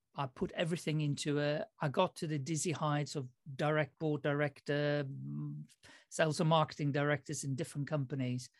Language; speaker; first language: English; early bilingual, other home language; Dutch